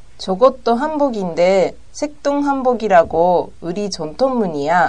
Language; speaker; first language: Korean; non-native, learner; Japanese